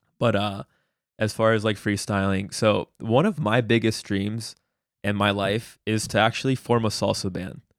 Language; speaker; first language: English; early bilingual, other home language; Spanish